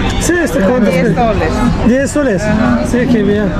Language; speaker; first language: Spanish; non-native, learner; Turkish